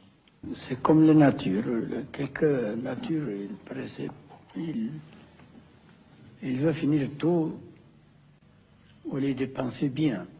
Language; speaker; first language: French; non-native, fluent; Amharic